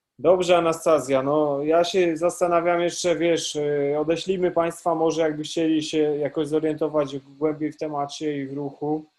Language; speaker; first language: Polish; native; Polish